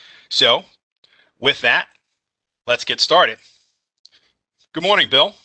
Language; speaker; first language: English; native; English